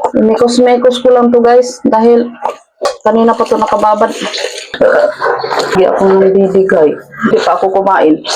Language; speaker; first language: Filipino; non-native, local second language; Cebuano